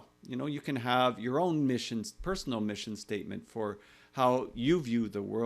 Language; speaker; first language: English; native; English